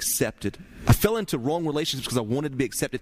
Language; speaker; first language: English; native; English